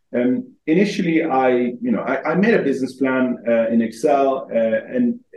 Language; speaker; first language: English; non-native, fluent; Persian